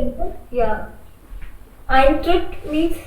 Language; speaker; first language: German; non-native, learner; Hindi